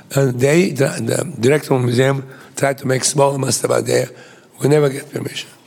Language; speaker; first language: English; non-native, fluent; Bulgarian